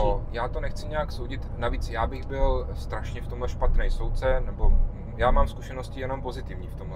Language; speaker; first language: Czech; native; Czech